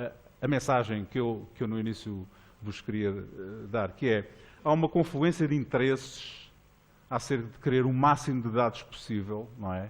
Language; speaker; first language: Portuguese; native; Portuguese